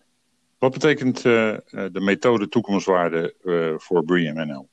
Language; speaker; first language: Dutch; native; Dutch